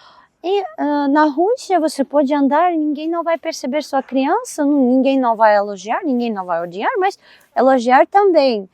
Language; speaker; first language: Portuguese; non-native, fluent; Russian